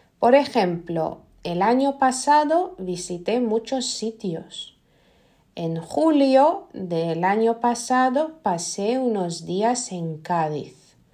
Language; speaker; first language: Spanish; non-native, fluent; Lithuanian